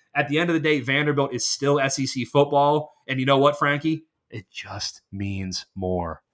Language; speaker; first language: English; native; English